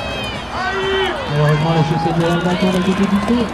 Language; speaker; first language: French; native; French